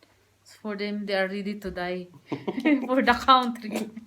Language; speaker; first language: English; non-native, learner; Filipino